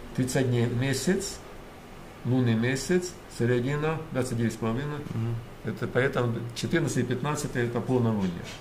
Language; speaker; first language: Russian; early bilingual, heritage; Russian